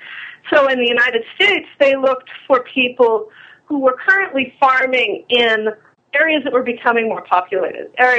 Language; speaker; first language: English; native; English